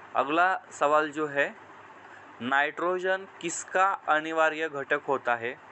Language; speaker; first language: Hindi; non-native, local second language; Marathi